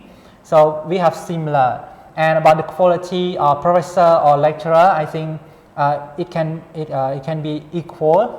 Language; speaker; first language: English; non-native, fluent; Khmer